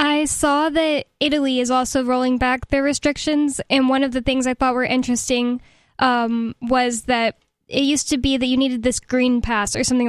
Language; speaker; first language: English; native; English